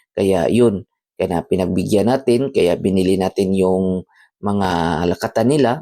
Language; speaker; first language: Filipino; non-native, local second language; Cebuano